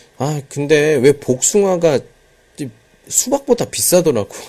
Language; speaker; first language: Korean; native; Korean